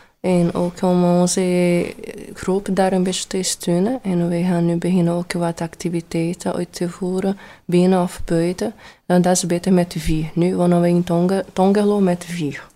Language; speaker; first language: Dutch; non-native, fluent; Portuguese